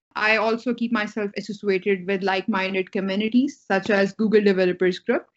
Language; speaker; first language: English; non-native, local second language; Urdu